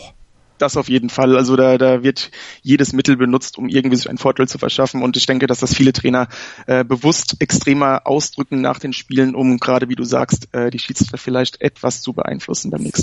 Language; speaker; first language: German; native; German